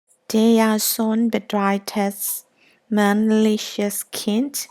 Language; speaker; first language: German; non-native, learner; Burmese